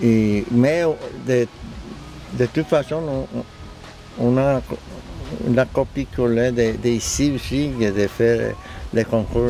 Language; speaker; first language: French; non-native, learner; Spanish